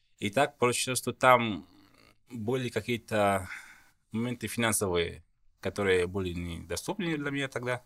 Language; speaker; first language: Russian; non-native, fluent; French